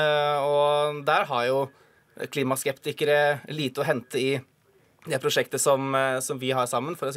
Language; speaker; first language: Norwegian; native; Norwegian